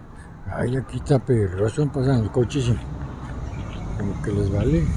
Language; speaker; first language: Spanish; native; Spanish